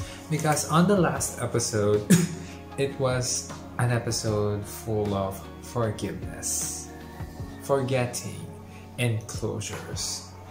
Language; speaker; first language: English; non-native, local second language; Filipino